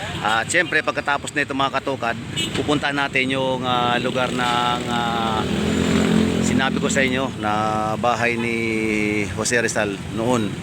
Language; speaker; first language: Filipino; native; Filipino